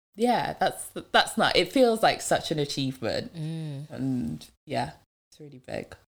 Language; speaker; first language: English; non-native, local second language; French